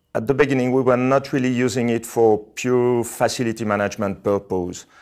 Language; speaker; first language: English; non-native, fluent; French